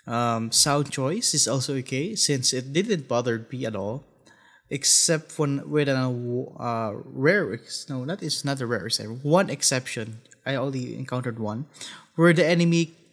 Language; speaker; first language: English; non-native, fluent; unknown